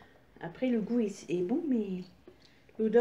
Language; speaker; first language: French; native; French